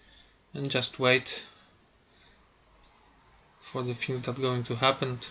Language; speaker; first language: English; non-native, fluent; Polish